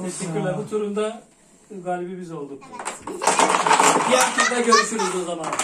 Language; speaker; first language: Turkish; native; Turkish